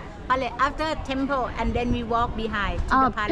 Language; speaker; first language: English; non-native, fluent; Thai